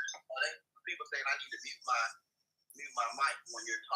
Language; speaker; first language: English; native; English